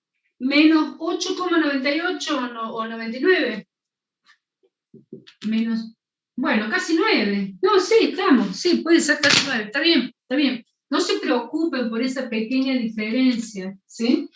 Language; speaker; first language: Spanish; native; Spanish